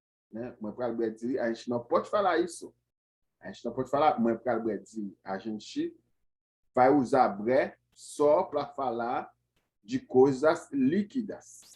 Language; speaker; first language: Portuguese; non-native, fluent; Haitian Creole